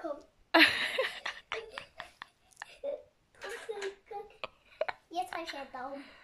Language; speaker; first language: German; early bilingual, other home language; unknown